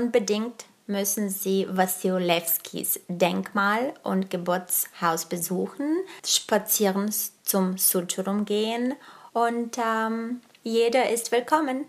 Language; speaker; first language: German; early bilingual, other home language; Bulgarian